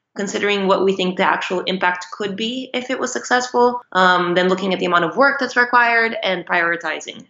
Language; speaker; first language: English; non-native, fluent; Portuguese